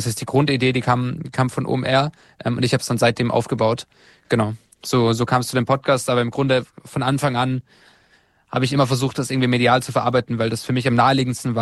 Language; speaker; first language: German; native; German